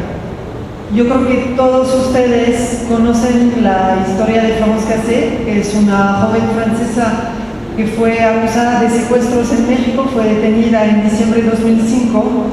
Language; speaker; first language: Spanish; non-native, fluent; French